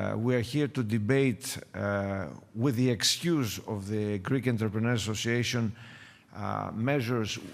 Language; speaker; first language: English; non-native, fluent; Greek